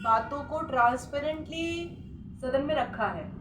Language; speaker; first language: Hindi; native; Hindi